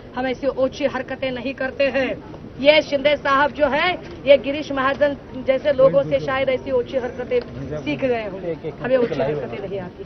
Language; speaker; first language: Hindi; non-native, local second language; Marathi